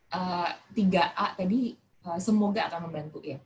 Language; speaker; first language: Malay; non-native, local second language; Javanese